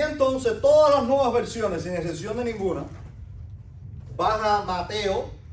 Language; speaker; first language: Spanish; native; Spanish